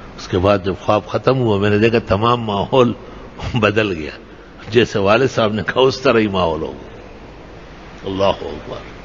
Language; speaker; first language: Urdu; non-native, local second language; Pashto